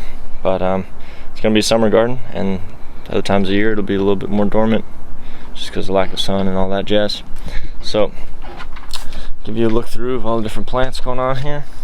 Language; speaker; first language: English; native; English